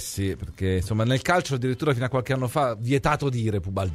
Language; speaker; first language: Italian; native; Italian